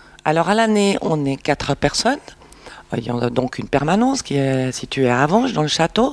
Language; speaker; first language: French; native; French